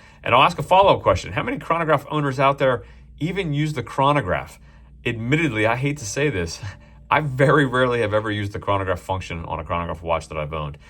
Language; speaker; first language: English; native; English